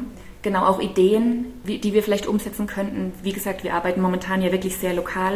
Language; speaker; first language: German; native; German